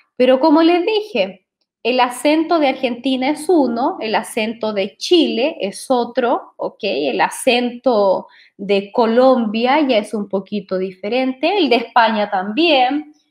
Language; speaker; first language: Spanish; non-native, fluent; Portuguese